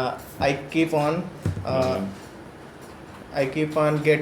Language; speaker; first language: English; non-native, learner; Hindi